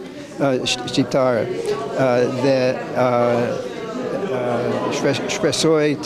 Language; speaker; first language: Albanian; non-native, learner; English